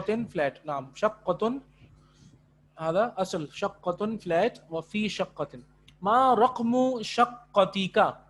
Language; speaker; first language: Arabic; non-native, fluent; Urdu